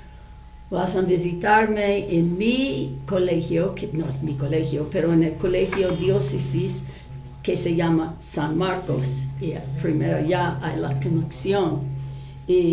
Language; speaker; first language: Spanish; non-native, fluent; English